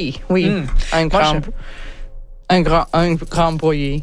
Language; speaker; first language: French; non-native, learner; English